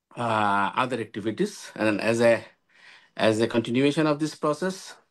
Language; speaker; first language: English; non-native, local second language; Bangla